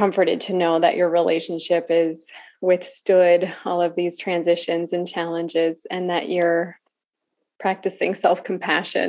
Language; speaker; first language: English; native; English